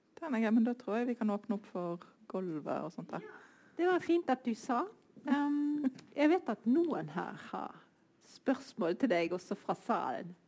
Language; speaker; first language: Norwegian; native; Norwegian